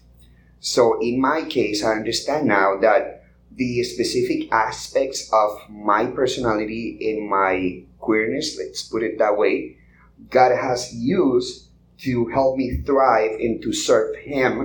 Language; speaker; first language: English; non-native, fluent; Spanish